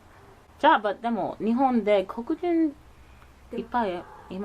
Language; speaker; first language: Japanese; non-native, learner; English